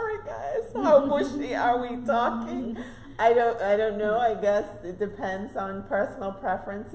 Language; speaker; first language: English; native; English